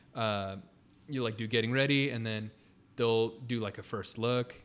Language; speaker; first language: English; native; English